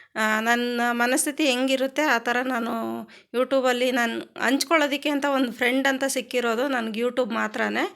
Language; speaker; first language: Kannada; native; Kannada